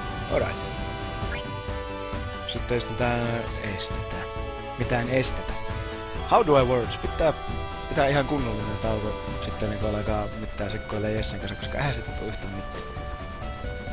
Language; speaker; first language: Finnish; native; Finnish